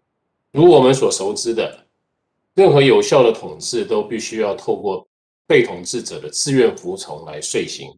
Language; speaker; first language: Chinese; native; Chinese